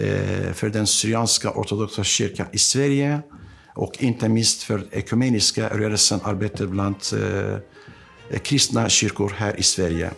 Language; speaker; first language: Swedish; non-native, fluent; Aramaic